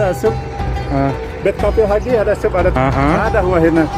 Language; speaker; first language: Arabic; non-native, learner; Indonesian